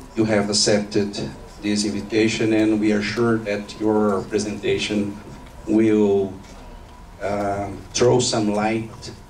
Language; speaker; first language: English; non-native, fluent; Portuguese